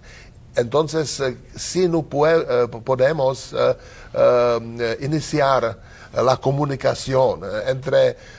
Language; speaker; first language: Spanish; non-native, learner; Czech